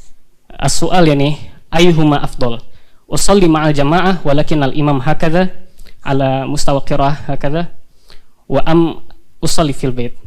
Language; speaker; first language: Arabic; non-native, fluent; Indonesian